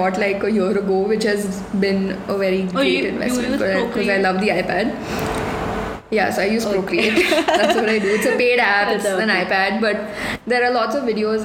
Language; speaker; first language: English; non-native, local second language; Hindi